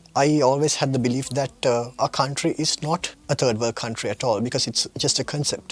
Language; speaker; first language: English; non-native, local second language; Sinhala